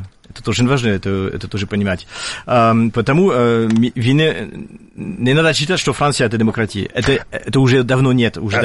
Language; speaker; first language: Russian; non-native, fluent; French